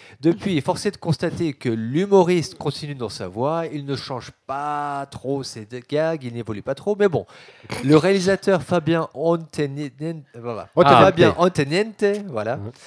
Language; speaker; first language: French; native; French